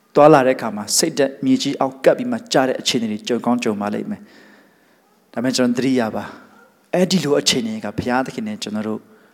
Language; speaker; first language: Burmese; non-native, local second language; Hakha Chin